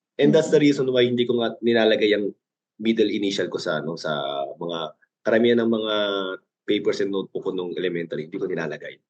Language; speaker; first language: Filipino; early bilingual, other home language; Korean